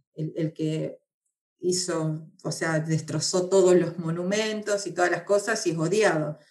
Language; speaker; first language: Spanish; native; Spanish